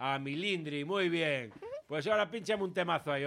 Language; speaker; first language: Spanish; native; Spanish